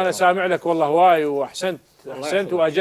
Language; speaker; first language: Arabic; native; Arabic